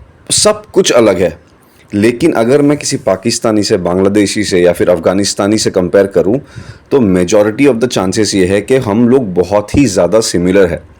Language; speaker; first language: Hindi; non-native, local second language; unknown